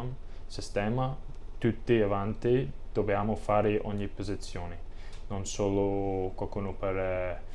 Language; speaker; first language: Italian; non-native, learner; English